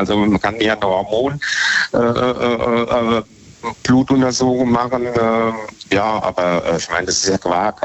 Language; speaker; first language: German; native; German